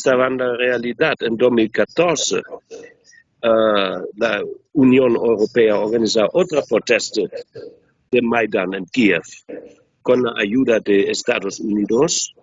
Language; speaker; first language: Spanish; non-native, learner; German